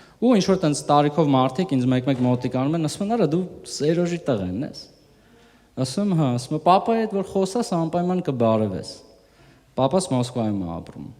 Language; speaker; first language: Armenian; early bilingual, heritage; Armenian